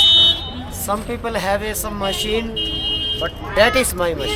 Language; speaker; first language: English; non-native, learner; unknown